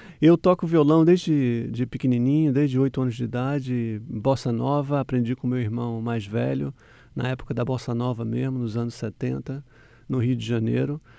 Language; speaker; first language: Portuguese; native; Portuguese